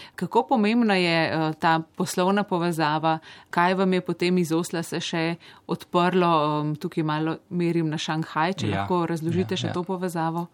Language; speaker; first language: Slovenian; native; Slovenian